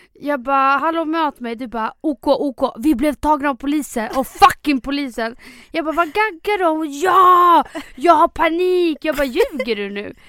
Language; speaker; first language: Swedish; early bilingual, other home language; Spanish